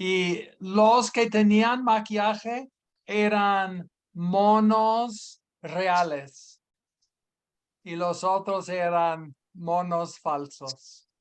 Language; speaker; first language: Spanish; non-native, fluent; English